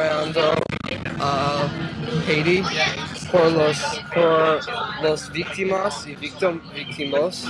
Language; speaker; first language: Spanish; non-native, learner; English